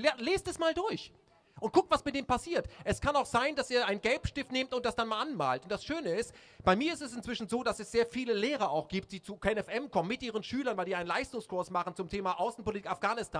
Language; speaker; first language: German; native; German